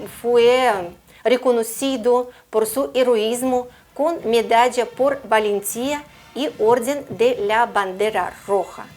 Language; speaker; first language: Spanish; non-native, fluent; Russian